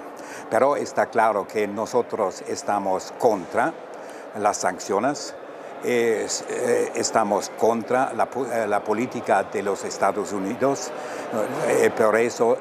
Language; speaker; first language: Spanish; non-native, fluent; German